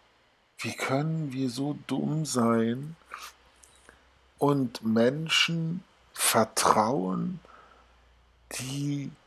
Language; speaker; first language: German; native; German